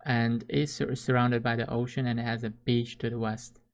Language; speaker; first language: English; non-native, fluent; Uzbek